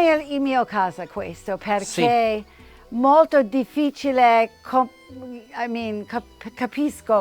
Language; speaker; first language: Italian; non-native, learner; English